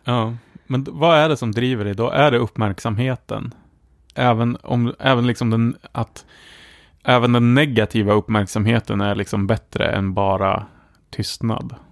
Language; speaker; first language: Swedish; native; Swedish